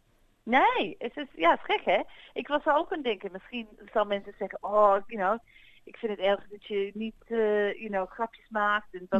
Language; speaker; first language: Dutch; early bilingual, heritage; English